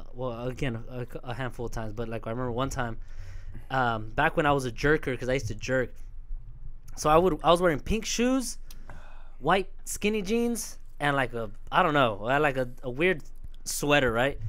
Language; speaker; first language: English; native; English